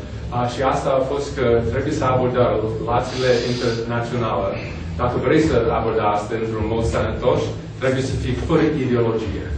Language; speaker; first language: Romanian; non-native, fluent; English